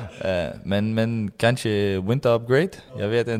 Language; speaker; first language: Swedish; non-native, learner; Danish